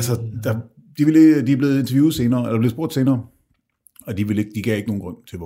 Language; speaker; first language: Danish; native; Danish